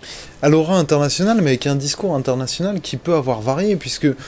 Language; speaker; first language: French; native; French